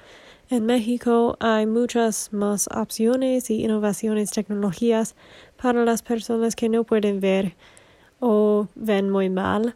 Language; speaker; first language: Spanish; non-native, learner; English